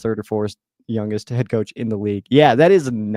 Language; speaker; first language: English; native; English